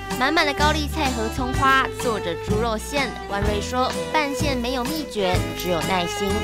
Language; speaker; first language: Chinese; native; Chinese